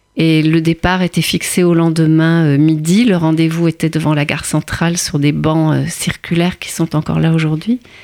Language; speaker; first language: French; native; French